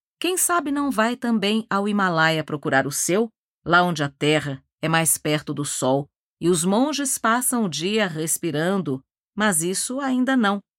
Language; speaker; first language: Portuguese; native; Portuguese